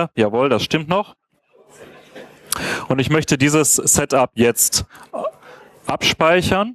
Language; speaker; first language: German; native; German